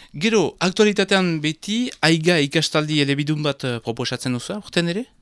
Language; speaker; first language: Basque; native; Basque